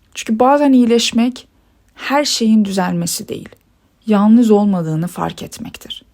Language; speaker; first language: Turkish; early bilingual, other home language; Persian